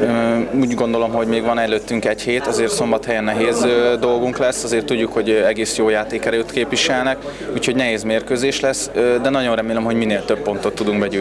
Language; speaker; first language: Hungarian; native; Hungarian